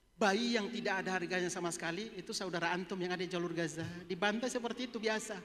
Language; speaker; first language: Indonesian; native; Indonesian